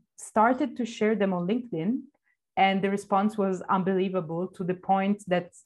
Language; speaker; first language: English; non-native, fluent; Italian